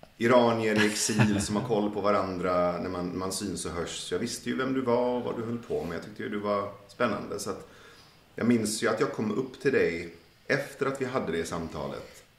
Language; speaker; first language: Swedish; early bilingual, other home language; Persian